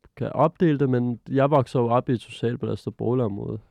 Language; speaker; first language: Danish; early bilingual, other home language; Arabic